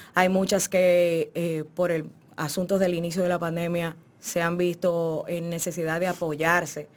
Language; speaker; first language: Spanish; native; Spanish